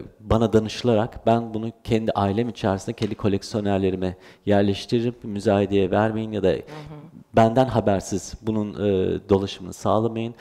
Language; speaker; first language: Turkish; early bilingual, heritage; Turkish